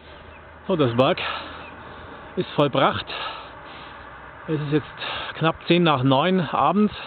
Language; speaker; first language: German; native; German